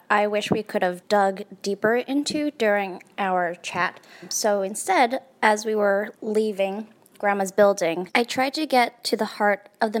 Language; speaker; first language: English; early bilingual, other home language; Chinese